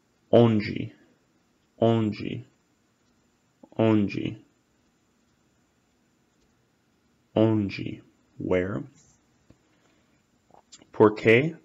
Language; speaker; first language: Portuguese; non-native, fluent; English